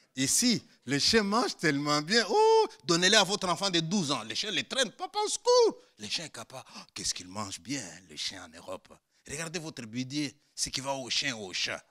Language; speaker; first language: French; non-native, local second language; Luba-Lulua